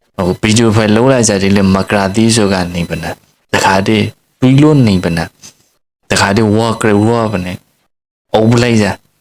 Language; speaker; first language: Burmese; native; Burmese